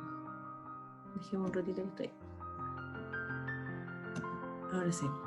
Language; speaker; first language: Spanish; native; Spanish